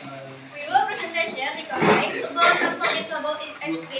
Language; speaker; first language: English; non-native, learner; Indonesian